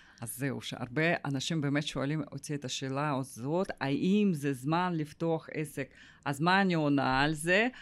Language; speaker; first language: Hebrew; non-native, fluent; Russian